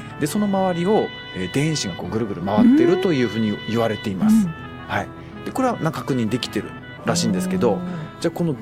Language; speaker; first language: Japanese; native; Japanese